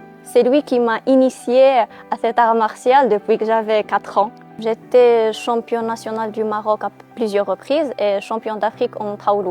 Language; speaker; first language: French; non-native, local second language; Arabic